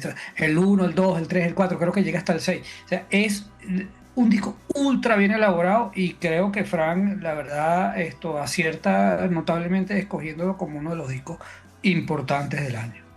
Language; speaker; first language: Spanish; native; Spanish